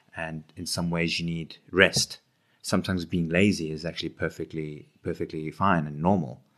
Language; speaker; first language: English; native; English